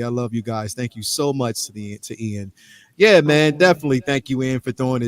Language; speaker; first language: English; native; English